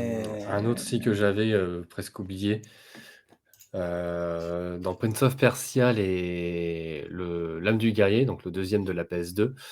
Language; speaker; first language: French; native; French